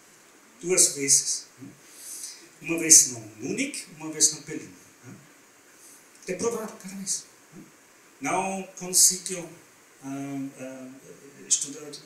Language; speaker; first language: Portuguese; non-native, learner; German